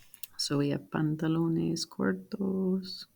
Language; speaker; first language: Spanish; non-native, fluent; English